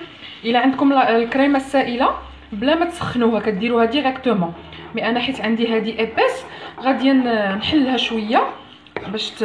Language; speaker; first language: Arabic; native; Arabic